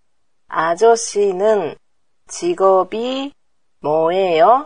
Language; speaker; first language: Korean; non-native, learner; Japanese